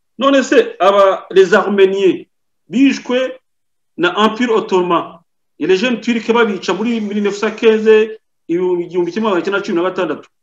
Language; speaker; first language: Kinyarwanda; native; Kinyarwanda